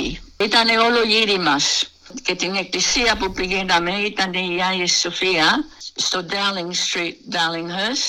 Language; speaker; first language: Greek; early bilingual, heritage; Greek